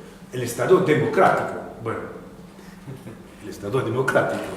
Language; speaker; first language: Spanish; non-native, fluent; French